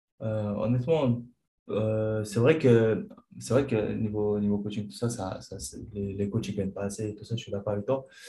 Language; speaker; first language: French; non-native, fluent; Chechen